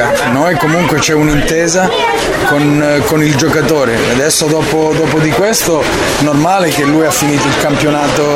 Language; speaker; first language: Italian; early bilingual, heritage; Italian